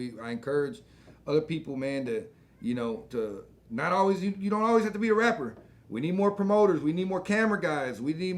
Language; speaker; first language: English; native; English